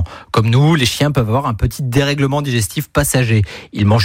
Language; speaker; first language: French; native; French